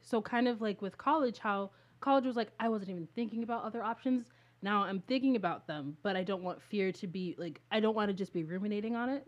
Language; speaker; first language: English; native; English